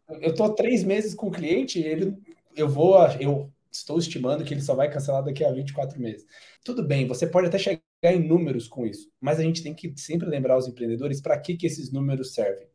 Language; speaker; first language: Portuguese; native; Portuguese